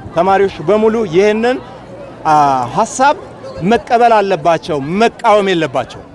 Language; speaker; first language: Amharic; non-native, local second language; Wolaytta